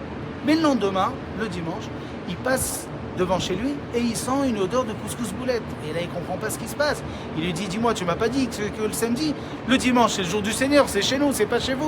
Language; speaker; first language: French; native; French